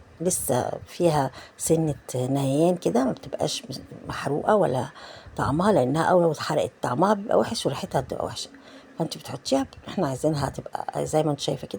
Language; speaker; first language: Arabic; native; Arabic